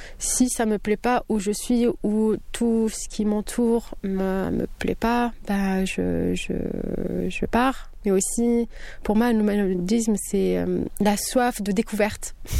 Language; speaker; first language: French; non-native, local second language; Kabyle